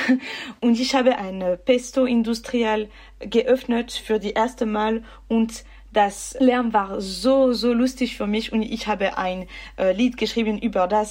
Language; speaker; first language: German; non-native, local second language; French